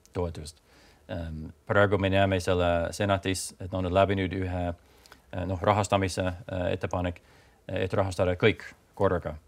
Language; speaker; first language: Estonian; non-native, fluent; English